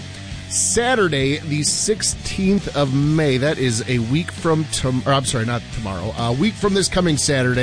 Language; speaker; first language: English; native; English